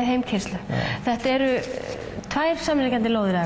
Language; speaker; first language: Icelandic; native; Icelandic